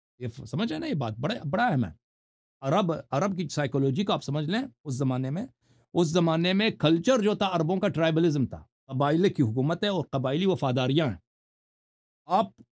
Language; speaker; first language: Urdu; non-native, fluent; Persian